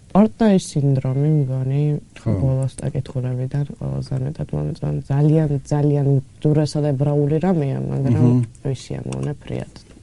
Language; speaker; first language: Georgian; native; Georgian